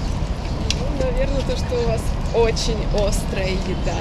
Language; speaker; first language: Russian; native; Russian